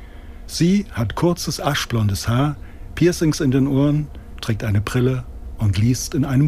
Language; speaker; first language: German; native; German